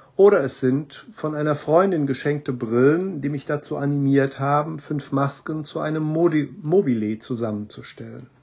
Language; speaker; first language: German; native; German